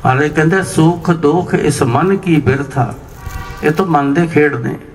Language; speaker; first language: Hindi; non-native, local second language; Punjabi